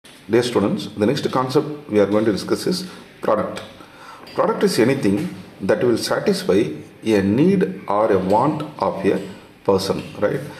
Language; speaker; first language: English; non-native, local second language; Tamil